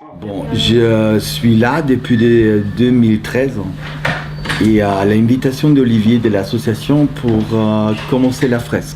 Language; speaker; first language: French; non-native, fluent; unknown